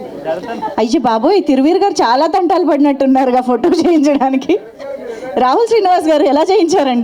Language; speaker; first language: Telugu; native; Telugu